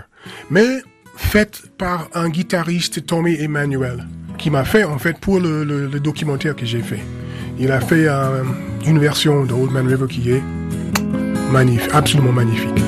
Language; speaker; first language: French; non-native, fluent; English